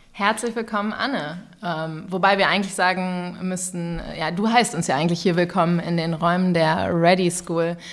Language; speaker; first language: German; native; German